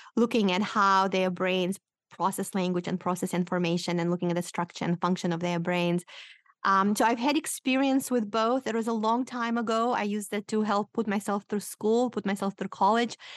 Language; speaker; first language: English; non-native, fluent; Romanian